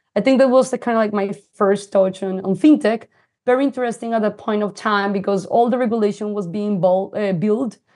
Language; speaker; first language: English; non-native, fluent; Spanish